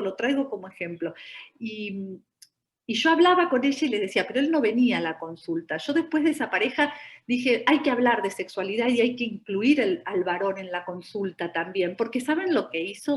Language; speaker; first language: Spanish; native; Spanish